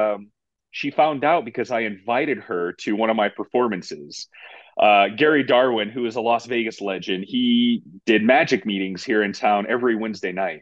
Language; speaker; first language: English; native; English